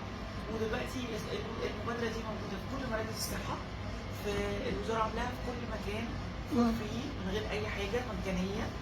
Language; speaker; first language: Arabic; native; Arabic